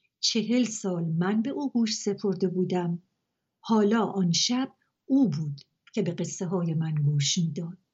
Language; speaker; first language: Persian; native; Persian